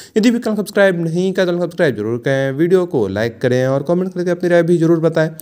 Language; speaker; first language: Hindi; native; Hindi